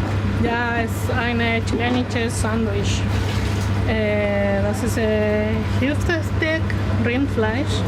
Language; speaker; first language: German; non-native, learner; Spanish